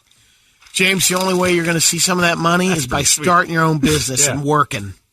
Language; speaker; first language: English; native; English